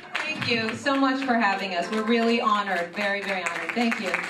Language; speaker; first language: English; native; English